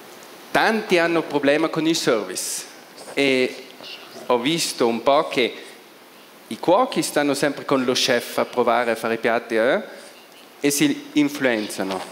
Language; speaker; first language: Italian; non-native, local second language; German